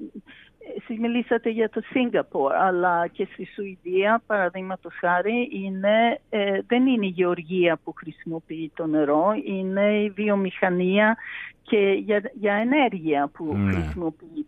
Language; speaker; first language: Greek; early bilingual, heritage; Greek